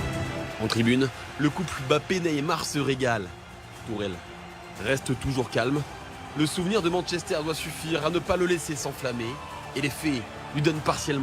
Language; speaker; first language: French; native; French